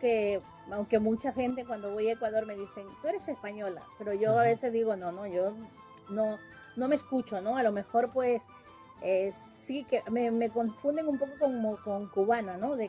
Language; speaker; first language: Spanish; native; Spanish